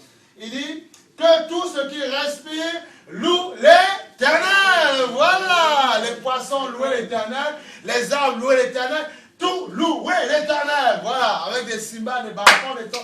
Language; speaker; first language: French; native; French